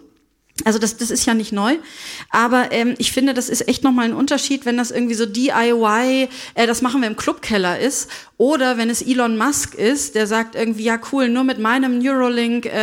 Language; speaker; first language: German; native; German